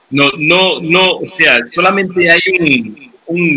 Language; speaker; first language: Spanish; native; Spanish